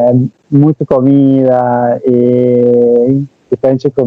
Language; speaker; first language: Portuguese; non-native, learner; Turkish